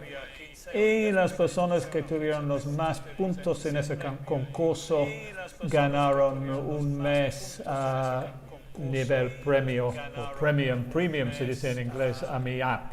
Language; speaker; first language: Spanish; non-native, fluent; English